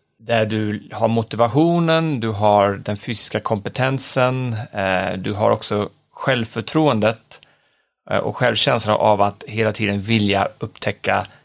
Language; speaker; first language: Swedish; early bilingual, other home language; English